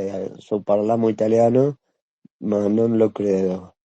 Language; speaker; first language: Italian; non-native, learner; Spanish